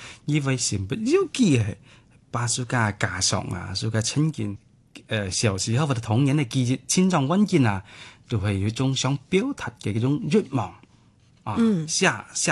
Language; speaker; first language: Chinese; non-native, local second language; Hakka Chinese